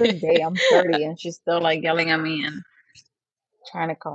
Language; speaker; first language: English; non-native, fluent; Spanish